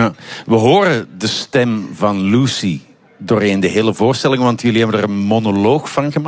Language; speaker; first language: Dutch; native; Dutch